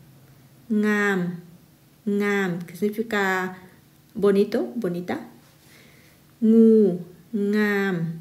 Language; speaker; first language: Spanish; non-native, fluent; Thai